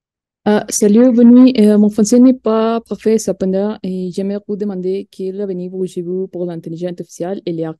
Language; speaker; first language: French; non-native, learner; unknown